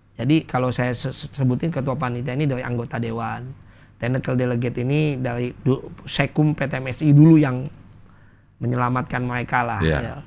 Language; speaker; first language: Indonesian; native; Indonesian